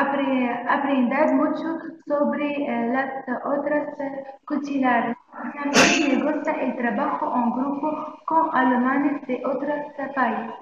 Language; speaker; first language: Spanish; non-native, learner; Arabic